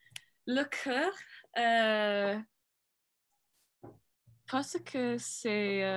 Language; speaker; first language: French; non-native, learner; English